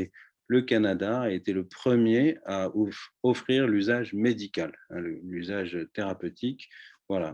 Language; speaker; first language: French; native; French